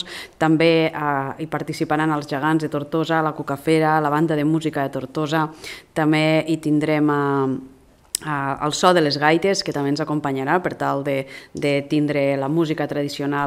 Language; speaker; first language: Catalan; native; Catalan